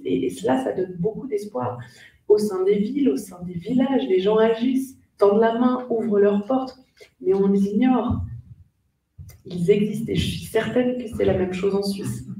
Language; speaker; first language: French; native; French